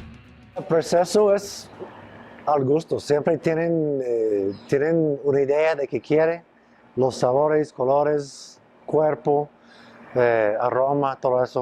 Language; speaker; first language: Spanish; non-native, fluent; English